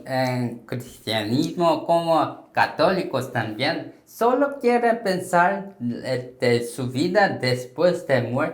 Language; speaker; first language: Spanish; non-native, fluent; Korean